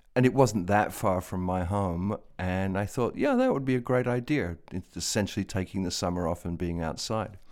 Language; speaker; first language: English; native; English